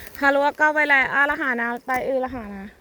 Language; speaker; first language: Finnish; non-native, learner; Thai